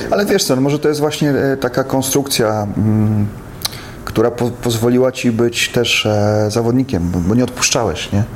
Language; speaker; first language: Polish; native; Polish